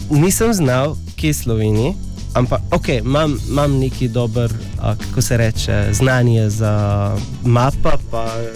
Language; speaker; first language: Slovenian; non-native, learner; Arabic